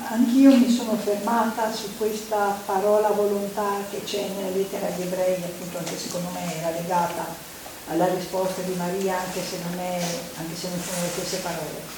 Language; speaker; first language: Italian; native; Italian